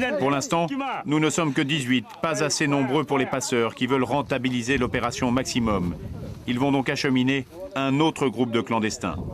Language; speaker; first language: French; native; French